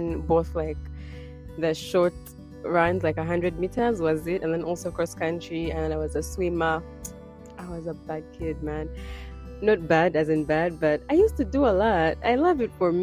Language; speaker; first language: English; non-native, local second language; Ganda